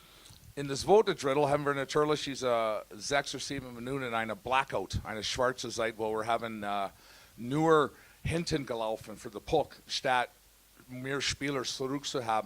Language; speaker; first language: German; non-native, learner; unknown